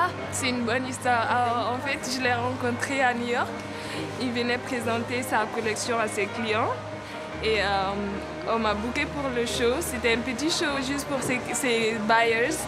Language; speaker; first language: French; non-native, fluent; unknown